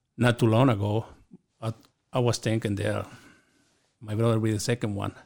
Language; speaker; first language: English; non-native, learner; Spanish